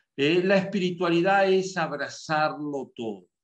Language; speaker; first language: Spanish; native; Spanish